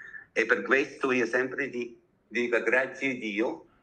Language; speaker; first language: Italian; non-native, learner; German